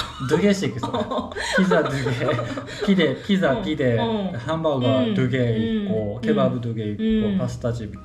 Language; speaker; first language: Korean; non-native, learner; Japanese